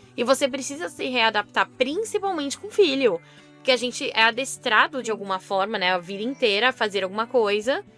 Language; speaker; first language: Portuguese; native; Portuguese